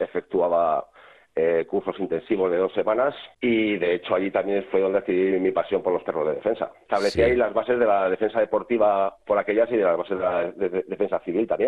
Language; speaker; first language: Spanish; native; Spanish